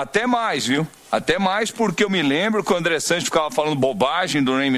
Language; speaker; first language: Portuguese; native; Portuguese